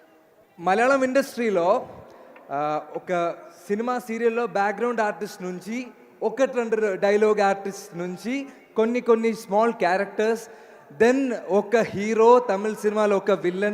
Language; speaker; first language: Telugu; non-native, learner; Malayalam